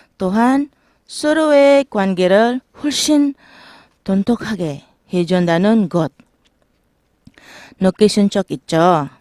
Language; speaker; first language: Korean; non-native, learner; Filipino